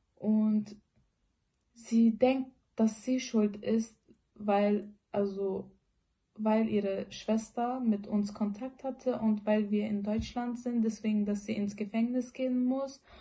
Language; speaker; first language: German; early bilingual, other home language; Uyghur